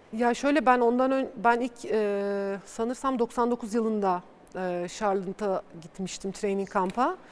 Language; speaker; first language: Turkish; early bilingual, other home language; Bulgarian